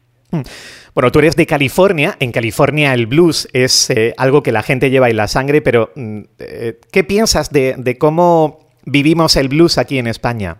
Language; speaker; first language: Spanish; native; Spanish